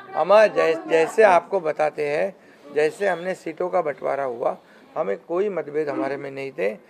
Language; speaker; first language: Hindi; non-native, local second language; Marathi